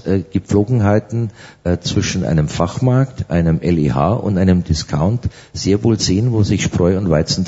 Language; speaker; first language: German; native; German